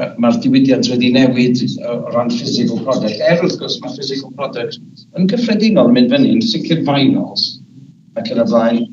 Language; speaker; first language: Welsh; native; Welsh